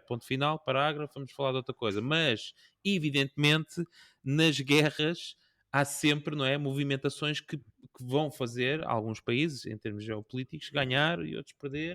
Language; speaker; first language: Portuguese; native; Portuguese